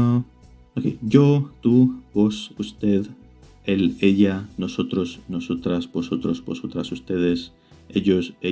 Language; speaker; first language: Spanish; non-native, learner; Romanian